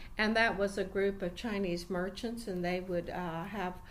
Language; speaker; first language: English; native; English